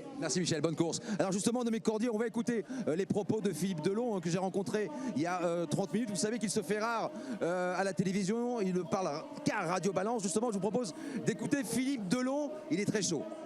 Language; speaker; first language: French; native; French